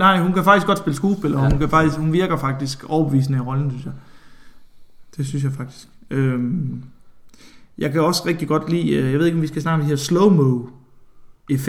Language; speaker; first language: Danish; native; Danish